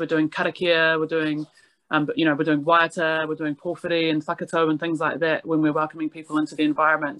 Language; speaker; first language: English; non-native, local second language; Māori